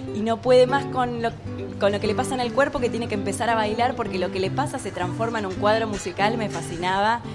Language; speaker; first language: Spanish; native; Spanish